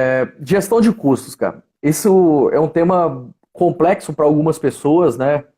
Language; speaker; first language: Portuguese; native; Portuguese